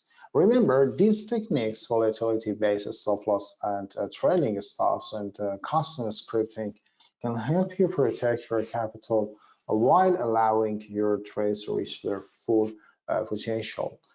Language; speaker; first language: English; non-native, fluent; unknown